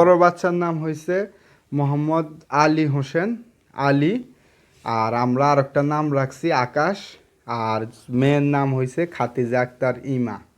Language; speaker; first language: Bangla; native; Bangla